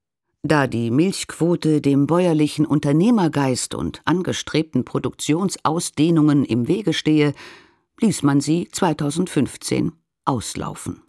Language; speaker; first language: German; native; German